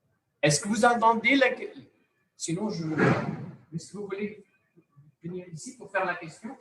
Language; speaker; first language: French; non-native, fluent; Portuguese